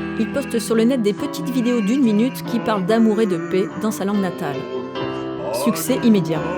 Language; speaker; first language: French; native; French